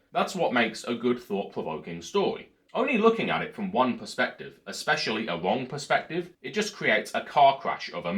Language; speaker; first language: English; native; English